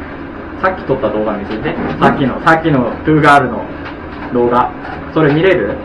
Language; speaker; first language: Japanese; native; Japanese